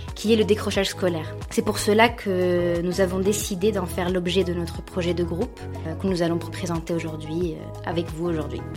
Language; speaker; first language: French; non-native, local second language; Arabic